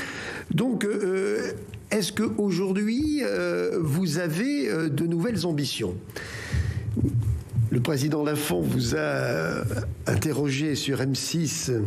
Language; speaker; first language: French; native; French